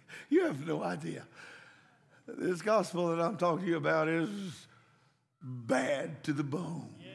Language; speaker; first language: English; native; English